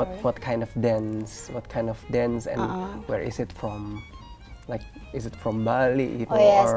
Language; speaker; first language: English; non-native, fluent; Indonesian